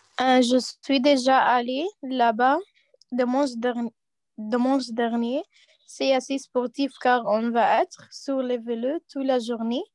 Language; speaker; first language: French; non-native, learner; Arabic